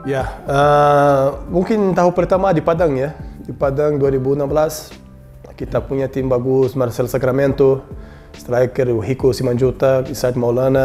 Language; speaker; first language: Indonesian; non-native, learner; Portuguese